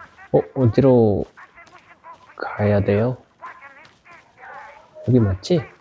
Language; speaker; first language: Korean; non-native, learner; Indonesian